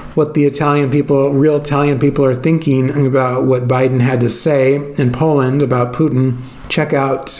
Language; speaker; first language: English; native; English